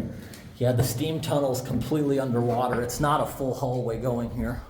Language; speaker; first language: English; native; English